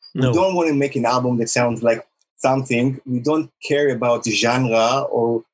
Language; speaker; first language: English; non-native, fluent; Hebrew